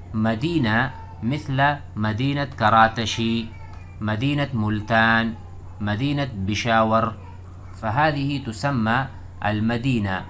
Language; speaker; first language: Arabic; non-native, fluent; Urdu